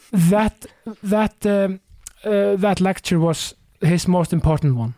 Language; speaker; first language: English; non-native, fluent; Icelandic